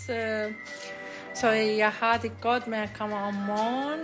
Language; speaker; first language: Danish; non-native, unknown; Arabic